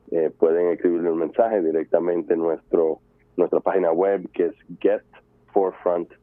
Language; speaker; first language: Spanish; early bilingual, heritage; Spanish